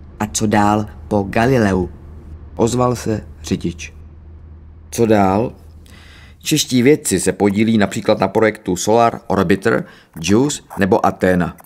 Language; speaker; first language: Czech; native; Czech